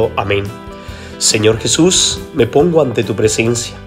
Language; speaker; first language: Spanish; native; Spanish